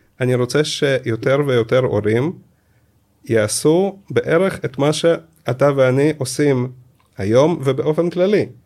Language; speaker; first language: Hebrew; early bilingual, other home language; Russian